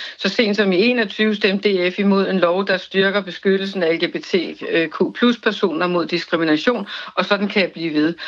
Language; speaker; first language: Danish; native; Danish